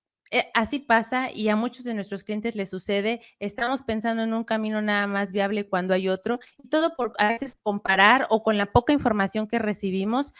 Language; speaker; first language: Spanish; native; Spanish